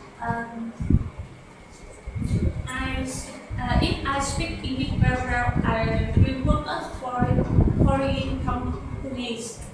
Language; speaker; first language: English; non-native, learner; Vietnamese